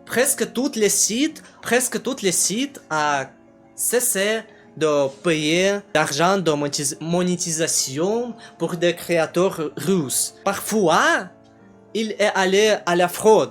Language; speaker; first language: French; non-native, learner; Russian